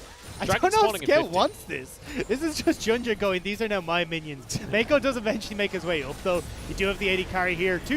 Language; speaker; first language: English; native; English